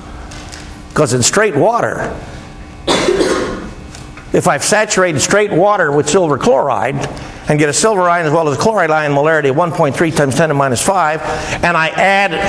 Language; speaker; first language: English; native; English